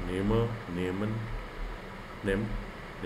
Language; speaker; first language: German; non-native, learner; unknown